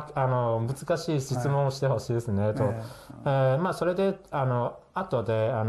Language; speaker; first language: Japanese; non-native, fluent; Chinese